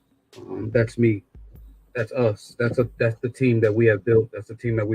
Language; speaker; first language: English; native; English